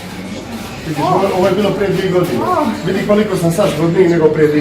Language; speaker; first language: Bosnian; native; Bosnian